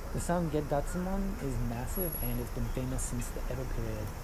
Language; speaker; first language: English; native; English